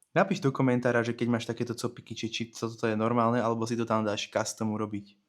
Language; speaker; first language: Slovak; native; Slovak